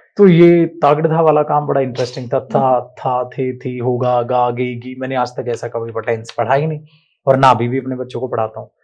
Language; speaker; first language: Hindi; native; Hindi